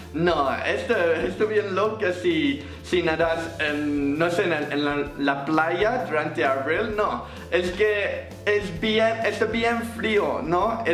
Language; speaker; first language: Spanish; non-native, fluent; English